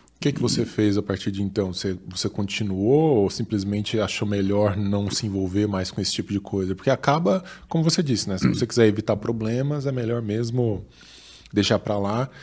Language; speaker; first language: Portuguese; native; Portuguese